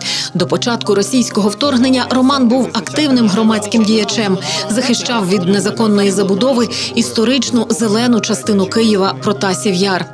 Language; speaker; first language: Ukrainian; native; Ukrainian